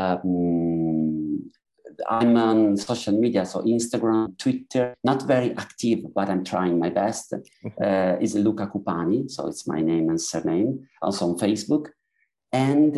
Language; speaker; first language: English; non-native, fluent; Italian